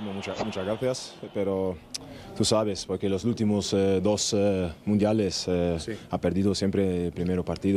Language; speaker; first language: Spanish; non-native, fluent; German